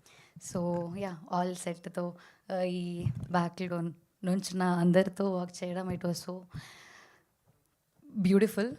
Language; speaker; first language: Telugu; non-native, learner; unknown